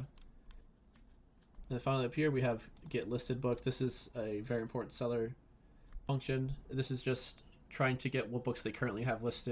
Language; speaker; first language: English; native; English